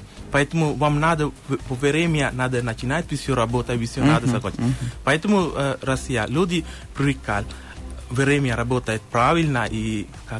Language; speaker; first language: Russian; non-native, learner; Sinhala